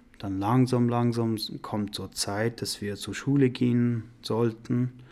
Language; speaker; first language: German; non-native, learner; Persian